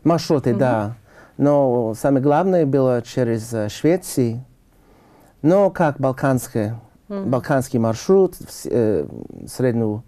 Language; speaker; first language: Russian; non-native, learner; English